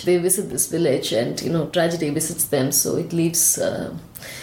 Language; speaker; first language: English; non-native, local second language; Tamil